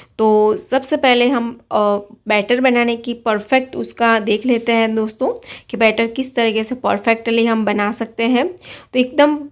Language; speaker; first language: Hindi; non-native, local second language; Gujarati